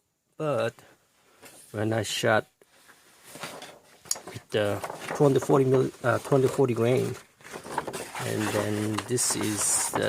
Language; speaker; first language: English; non-native, fluent; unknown